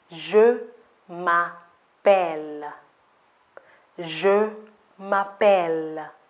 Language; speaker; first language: French; non-native, fluent; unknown